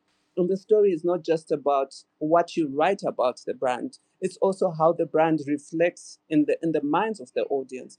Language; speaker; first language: English; non-native, local second language; Shona